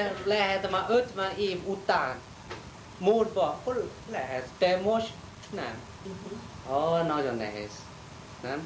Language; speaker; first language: Hungarian; non-native, learner; Chinese